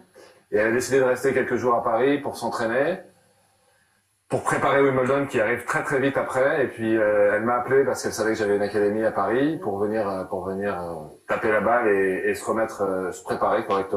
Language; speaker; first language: French; native; French